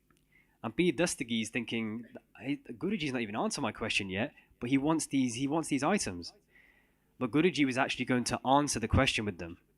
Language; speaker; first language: English; non-native, local second language; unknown